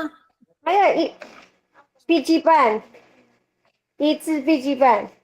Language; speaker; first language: Chinese; non-native, learner; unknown